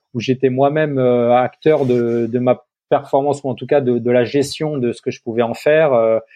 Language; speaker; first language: French; native; French